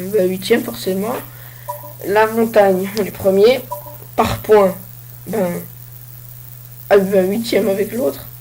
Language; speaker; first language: French; native; French